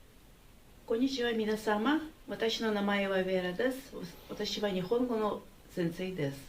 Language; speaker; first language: Japanese; non-native, learner; Russian